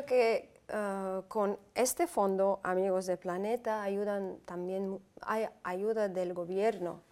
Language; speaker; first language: Spanish; non-native, fluent; Uzbek